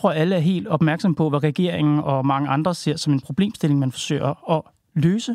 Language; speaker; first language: Danish; native; Danish